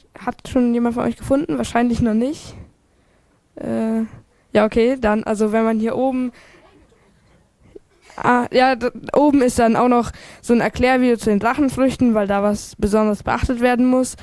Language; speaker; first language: German; native; German